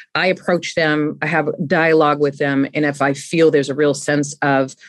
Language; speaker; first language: English; native; English